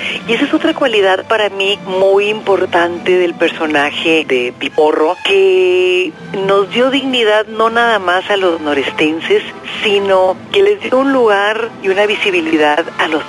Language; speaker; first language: Spanish; native; Spanish